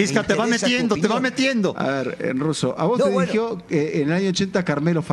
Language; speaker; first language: Spanish; native; Spanish